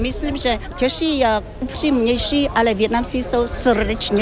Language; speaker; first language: Czech; non-native, fluent; Vietnamese